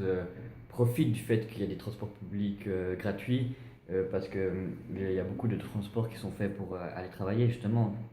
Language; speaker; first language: French; native; French